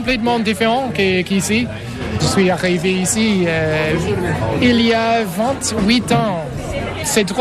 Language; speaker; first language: French; non-native, fluent; English